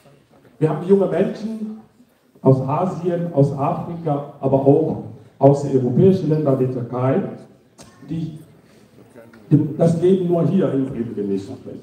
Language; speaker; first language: German; non-native, fluent; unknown